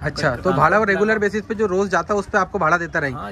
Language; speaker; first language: Hindi; native; Hindi